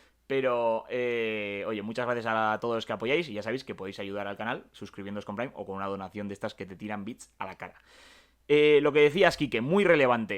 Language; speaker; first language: Spanish; native; Spanish